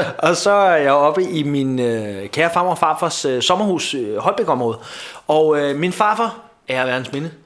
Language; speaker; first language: Danish; native; Danish